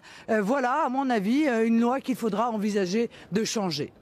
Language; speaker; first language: French; native; French